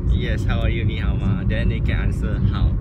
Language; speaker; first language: English; non-native, local second language; Chinese